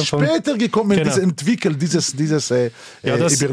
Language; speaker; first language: German; non-native, learner; Hebrew